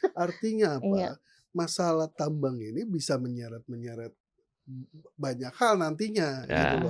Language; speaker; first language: Indonesian; native; Indonesian